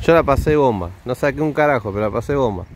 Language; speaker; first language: Spanish; native; Spanish